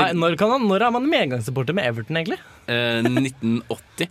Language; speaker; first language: Norwegian; native; Norwegian